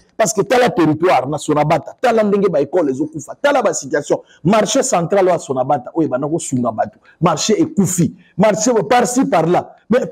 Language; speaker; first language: Lingala; non-native, local second language; Kongo